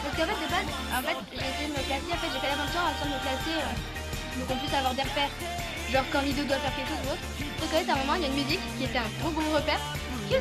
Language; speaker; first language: French; native; French